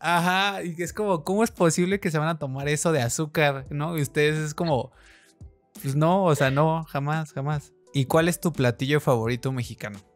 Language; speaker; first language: Spanish; native; Spanish